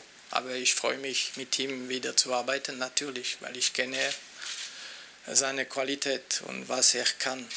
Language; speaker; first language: German; non-native, local second language; French